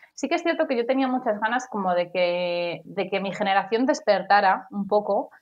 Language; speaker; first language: Spanish; native; Spanish